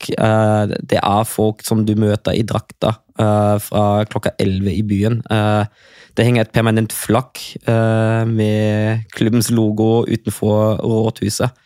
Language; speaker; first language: Norwegian; non-native, fluent; German